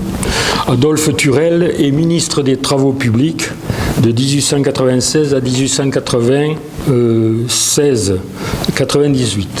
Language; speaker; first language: French; native; French